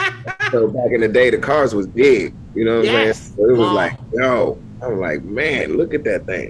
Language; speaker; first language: English; native; English